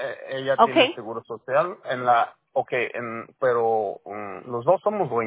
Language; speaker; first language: Spanish; early bilingual, heritage; Spanish